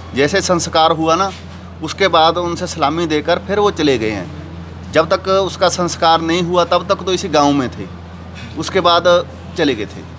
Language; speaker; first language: Hindi; native; Hindi